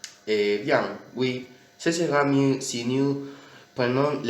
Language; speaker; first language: French; non-native, learner; Spanish